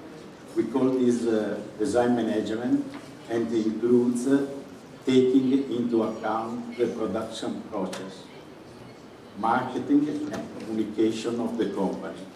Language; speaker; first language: English; non-native, fluent; Italian